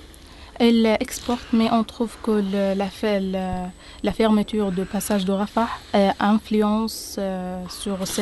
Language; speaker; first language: French; non-native, learner; Arabic